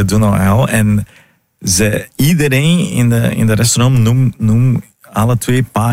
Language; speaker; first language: Dutch; non-native, learner; Portuguese